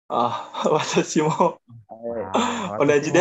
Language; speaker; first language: Japanese; non-native, learner; Indonesian